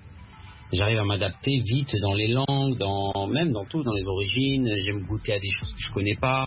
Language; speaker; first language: French; early bilingual, other home language; Arabic